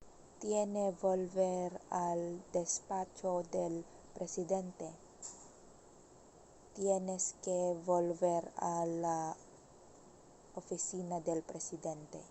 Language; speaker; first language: Spanish; non-native, learner; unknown